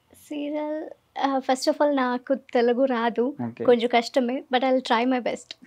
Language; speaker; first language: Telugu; non-native, learner; Malayalam